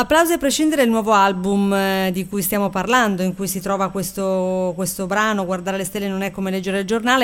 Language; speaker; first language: Italian; native; Italian